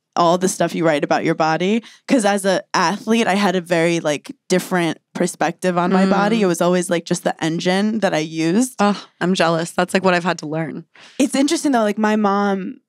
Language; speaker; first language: English; native; English